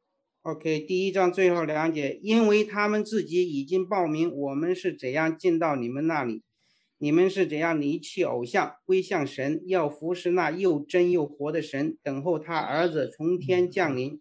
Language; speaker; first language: Chinese; native; Chinese